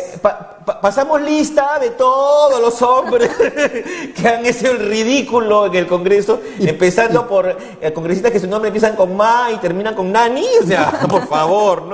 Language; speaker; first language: Spanish; native; Spanish